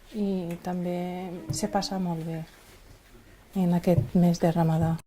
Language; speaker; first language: Catalan; non-native, fluent; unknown